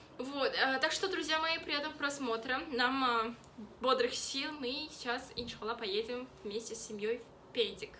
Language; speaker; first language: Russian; non-native, local second language; Tajik